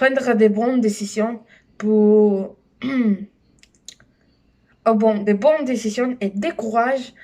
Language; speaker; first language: French; non-native, learner; Spanish